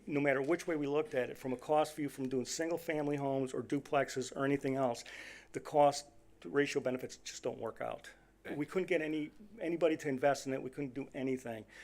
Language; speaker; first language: English; native; English